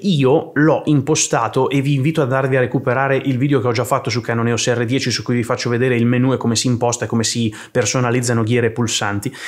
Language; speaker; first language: Italian; native; Italian